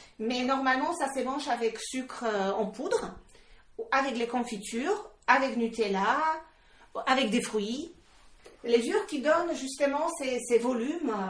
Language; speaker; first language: French; non-native, fluent; Polish